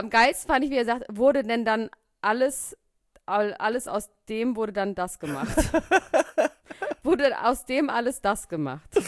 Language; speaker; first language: German; native; German